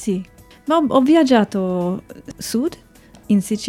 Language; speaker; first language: Italian; non-native, fluent; English